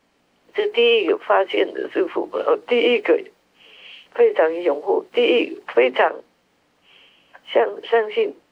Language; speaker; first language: Chinese; non-native, fluent; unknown